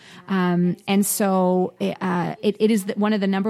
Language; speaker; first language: English; native; English